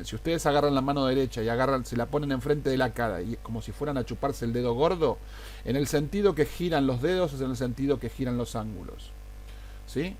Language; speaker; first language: Spanish; native; Spanish